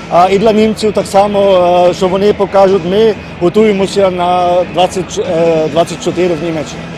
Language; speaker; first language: Ukrainian; early bilingual, heritage; Ukrainian